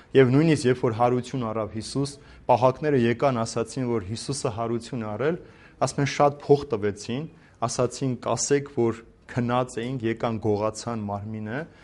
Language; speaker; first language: Armenian; native; Armenian